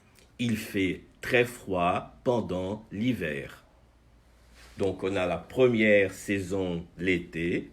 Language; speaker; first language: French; non-native, fluent; Portuguese